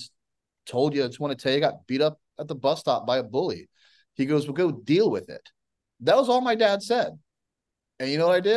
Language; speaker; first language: English; native; English